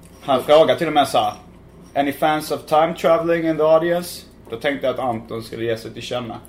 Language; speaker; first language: Swedish; native; Swedish